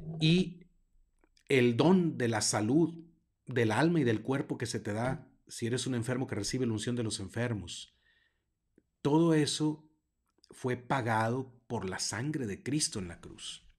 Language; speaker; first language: Spanish; native; Spanish